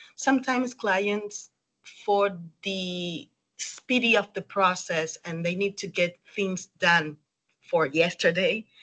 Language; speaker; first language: English; non-native, fluent; Spanish